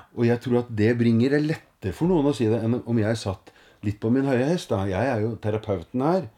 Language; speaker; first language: Norwegian; native; Norwegian